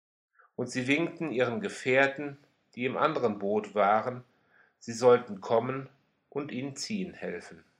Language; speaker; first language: German; native; German